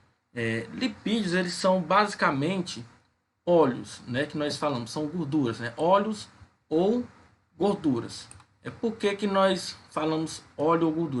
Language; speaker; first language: Portuguese; native; Portuguese